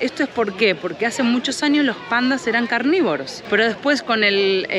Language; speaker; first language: Spanish; native; Spanish